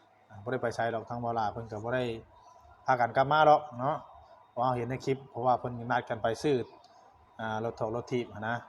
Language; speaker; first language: Thai; non-native, local second language; Lao